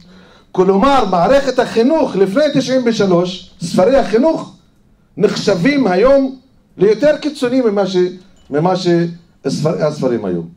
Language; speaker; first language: Hebrew; non-native, fluent; Arabic